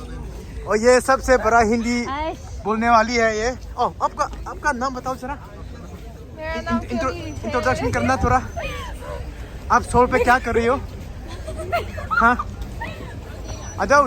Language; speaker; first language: Hindi; non-native, local second language; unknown